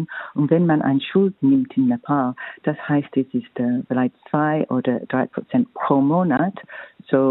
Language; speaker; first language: German; non-native, fluent; English